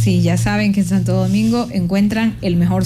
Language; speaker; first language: Spanish; native; Spanish